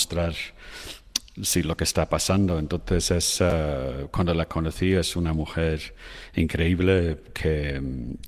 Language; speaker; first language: Spanish; non-native, fluent; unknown